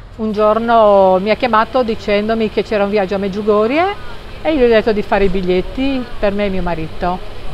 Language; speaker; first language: Italian; native; Italian